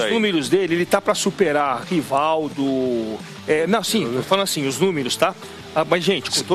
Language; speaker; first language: Portuguese; native; Portuguese